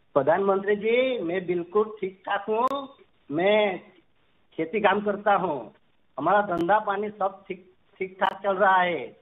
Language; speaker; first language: Hindi; non-native, local second language; Gujarati